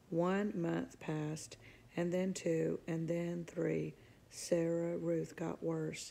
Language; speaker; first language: English; native; English